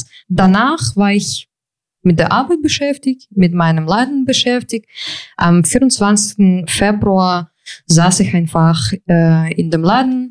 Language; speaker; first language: German; non-native, fluent; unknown